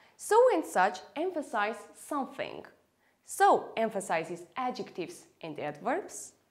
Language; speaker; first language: English; non-native, fluent; Armenian